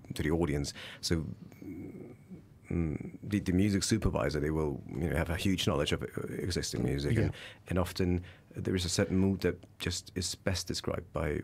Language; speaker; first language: English; early bilingual, other home language; Russian